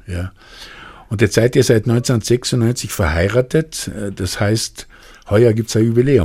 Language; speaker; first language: German; native; German